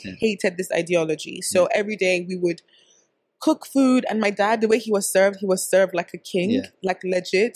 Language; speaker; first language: English; non-native, local second language; Yoruba